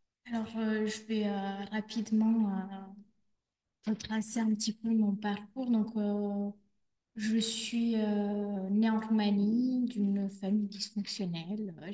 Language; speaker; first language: French; native; French